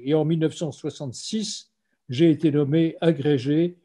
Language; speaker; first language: French; native; French